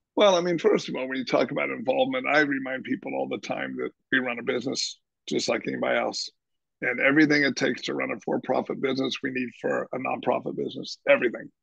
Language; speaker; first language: English; native; English